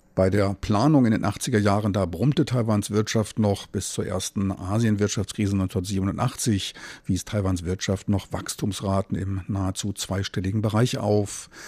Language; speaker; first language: German; native; German